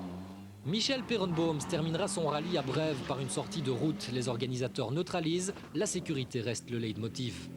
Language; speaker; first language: French; native; French